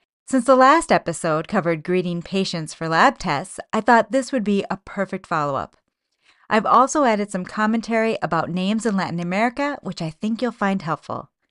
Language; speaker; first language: English; native; English